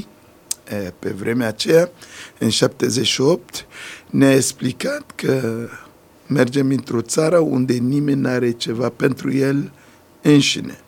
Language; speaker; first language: Romanian; non-native, fluent; Sango